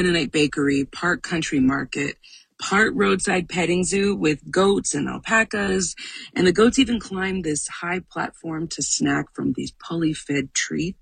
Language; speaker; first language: English; native; English